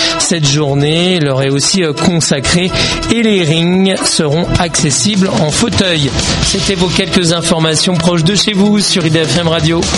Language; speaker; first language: French; native; French